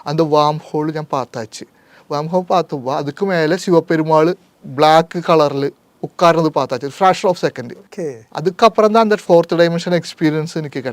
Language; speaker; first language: Tamil; non-native, local second language; Malayalam